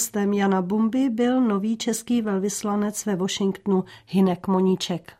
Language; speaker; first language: Czech; native; Czech